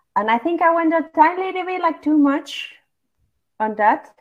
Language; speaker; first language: English; non-native, fluent; Basque